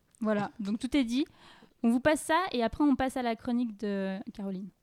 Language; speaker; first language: French; native; French